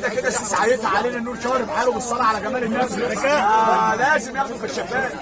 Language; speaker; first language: Arabic; native; Arabic